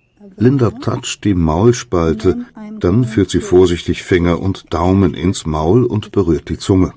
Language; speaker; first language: German; native; German